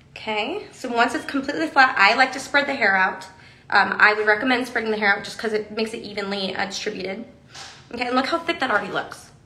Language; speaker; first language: English; native; English